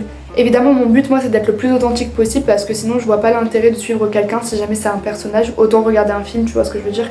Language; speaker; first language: French; native; French